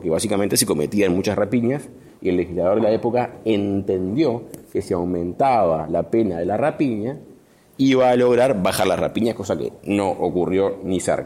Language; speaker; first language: Spanish; native; Spanish